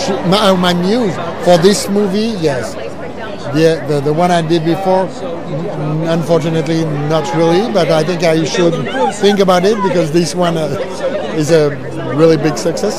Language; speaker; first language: English; non-native, fluent; French